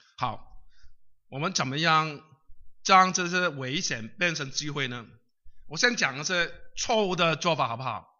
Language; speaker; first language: Chinese; non-native, local second language; Cantonese